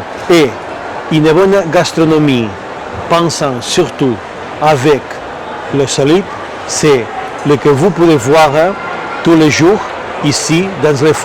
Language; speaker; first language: French; non-native, learner; Catalan